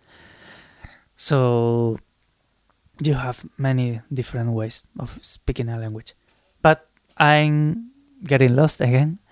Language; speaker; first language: English; non-native, fluent; Spanish